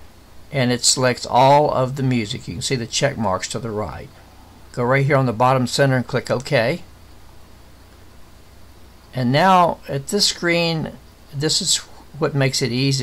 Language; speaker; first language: English; native; English